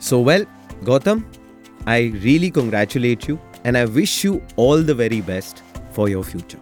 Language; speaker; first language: English; non-native, local second language; Hindi